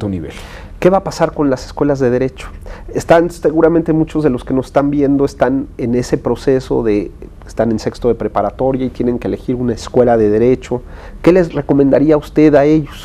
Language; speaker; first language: Spanish; native; Spanish